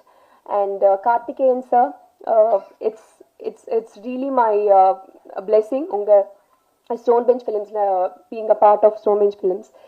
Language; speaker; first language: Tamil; non-native, learner; Telugu